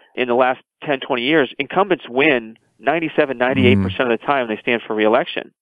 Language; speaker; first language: English; native; English